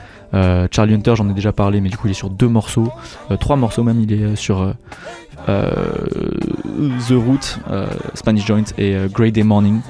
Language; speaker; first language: French; native; French